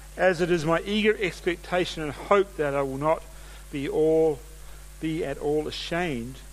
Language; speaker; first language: English; native; English